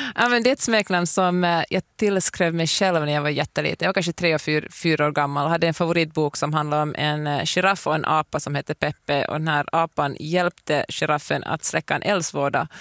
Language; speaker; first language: Swedish; native; Swedish